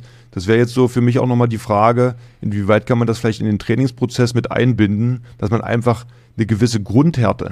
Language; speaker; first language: German; native; German